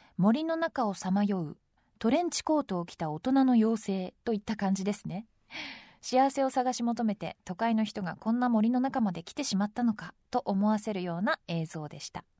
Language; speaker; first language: Japanese; native; Japanese